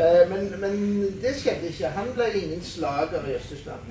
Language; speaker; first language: Norwegian; native; Norwegian